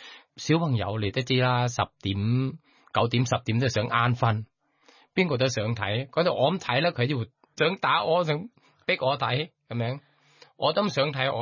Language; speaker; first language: Cantonese; non-native, fluent; Thai